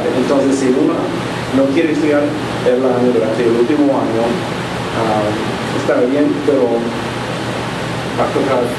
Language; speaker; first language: Spanish; non-native, fluent; English